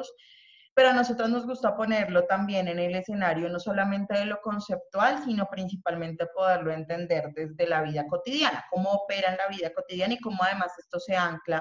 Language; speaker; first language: Spanish; native; Spanish